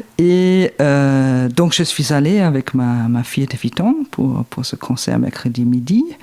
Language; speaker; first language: French; non-native, fluent; German